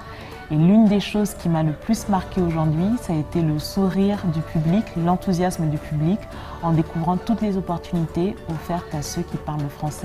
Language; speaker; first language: French; native; French